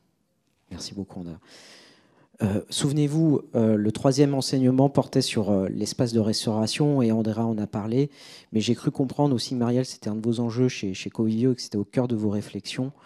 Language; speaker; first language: French; native; French